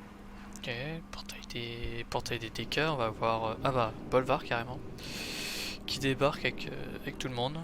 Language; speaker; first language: French; native; French